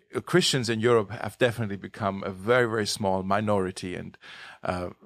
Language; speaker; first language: English; non-native, fluent; German